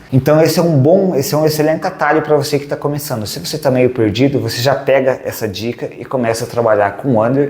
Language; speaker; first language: Portuguese; native; Portuguese